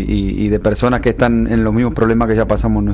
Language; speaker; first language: Spanish; native; Spanish